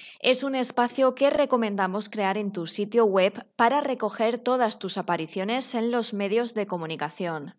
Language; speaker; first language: Spanish; native; Spanish